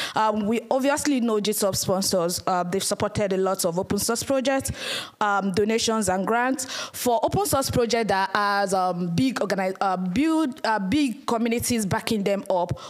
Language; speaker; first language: English; non-native, local second language; Yoruba